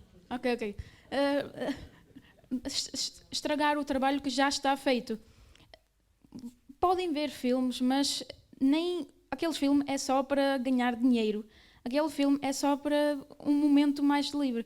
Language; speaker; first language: Portuguese; early bilingual, other home language; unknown